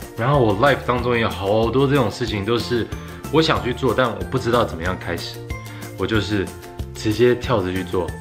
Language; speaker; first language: Chinese; early bilingual, heritage; Chinese